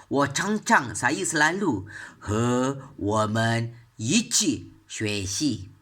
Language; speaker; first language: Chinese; non-native, learner; Malay